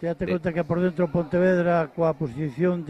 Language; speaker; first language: Spanish; non-native, local second language; Galician